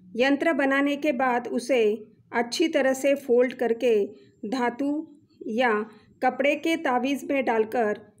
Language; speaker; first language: Hindi; non-native, local second language; Marathi